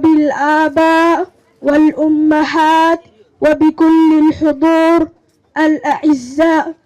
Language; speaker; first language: Arabic; non-native, learner; Somali